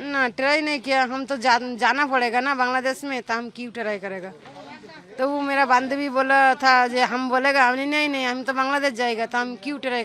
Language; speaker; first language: Hindi; non-native, learner; Bangla